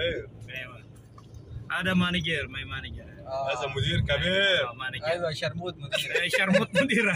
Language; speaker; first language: Arabic; non-native, learner; Filipino